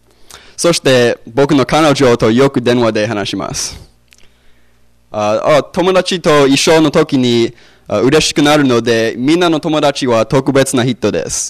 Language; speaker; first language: Japanese; non-native, learner; English